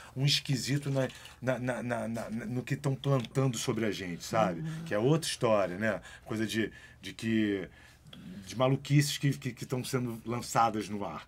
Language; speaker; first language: Portuguese; native; Portuguese